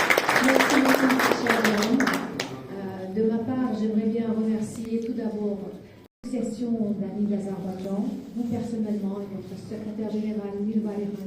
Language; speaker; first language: French; non-native, fluent; Azerbaijani